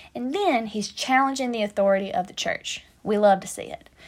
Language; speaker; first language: English; native; English